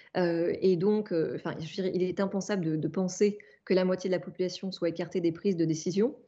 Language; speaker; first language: French; native; French